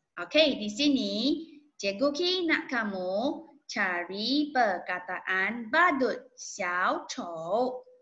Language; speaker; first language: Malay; non-native, local second language; Chinese